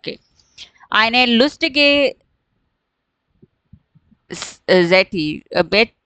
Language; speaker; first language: German; non-native, fluent; Hindi